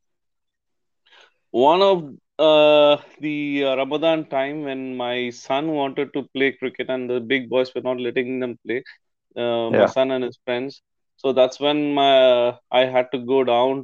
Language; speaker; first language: English; non-native, local second language; Tamil